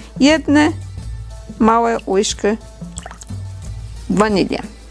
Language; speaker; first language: Polish; non-native, learner; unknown